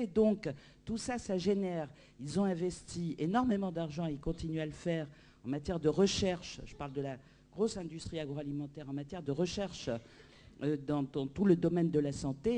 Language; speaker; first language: French; native; French